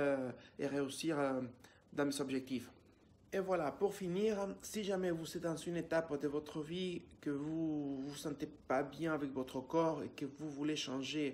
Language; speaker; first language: French; non-native, fluent; Spanish